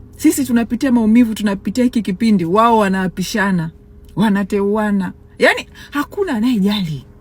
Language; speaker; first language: Swahili; native; Swahili